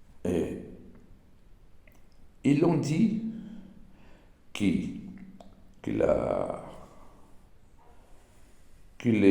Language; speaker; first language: French; non-native, learner; Portuguese